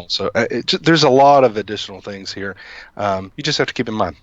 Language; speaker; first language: English; native; English